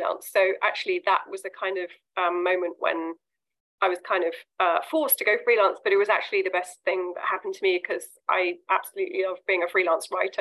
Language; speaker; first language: English; native; English